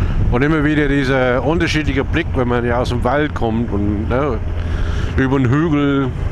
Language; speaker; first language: German; non-native, fluent; English